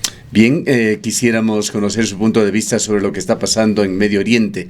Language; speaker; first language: Spanish; native; Spanish